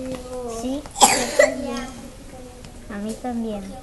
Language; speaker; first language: Spanish; early bilingual, other home language; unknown